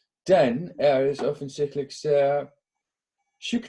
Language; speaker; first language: German; non-native, fluent; English